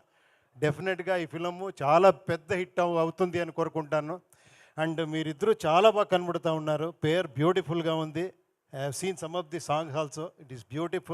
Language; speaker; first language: Telugu; non-native, local second language; Kannada